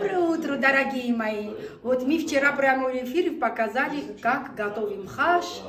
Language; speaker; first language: Russian; non-native, local second language; Armenian